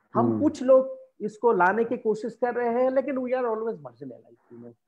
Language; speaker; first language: Hindi; non-native, local second language; Assamese